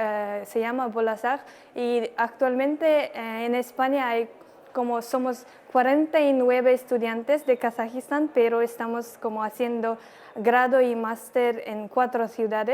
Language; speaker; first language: Spanish; non-native, learner; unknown